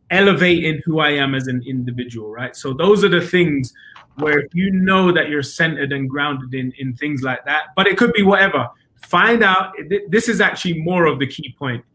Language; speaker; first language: English; native; English